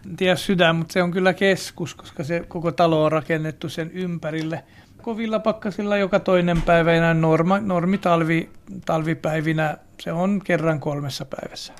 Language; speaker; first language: Finnish; non-native, fluent; Hungarian